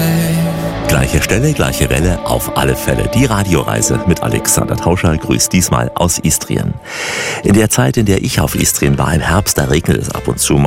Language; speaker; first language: German; native; German